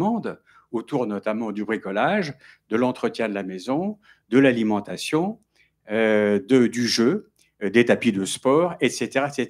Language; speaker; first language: French; native; French